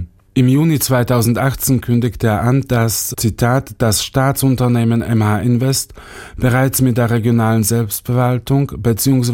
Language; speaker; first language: German; native; German